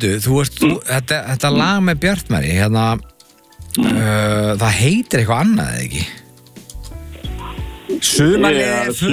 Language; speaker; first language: Icelandic; native; Icelandic